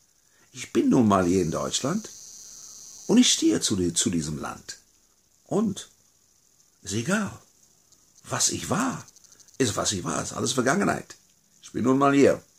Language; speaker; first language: German; non-native, fluent; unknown